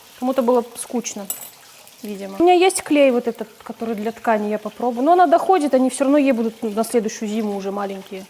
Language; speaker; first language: Russian; native; Russian